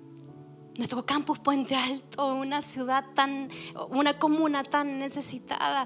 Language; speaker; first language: Spanish; native; Spanish